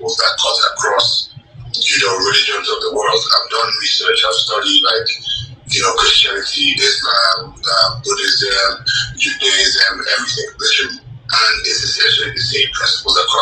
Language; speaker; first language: English; non-native, local second language; Igbo